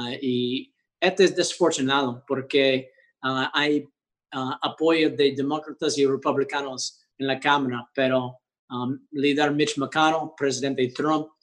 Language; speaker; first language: Spanish; early bilingual, heritage; English